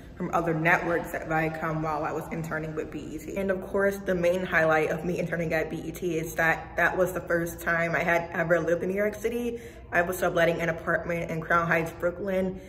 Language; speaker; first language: English; native; English